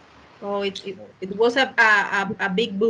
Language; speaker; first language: English; non-native, learner; Spanish